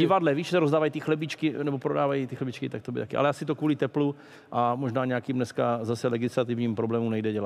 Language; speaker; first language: Czech; native; Czech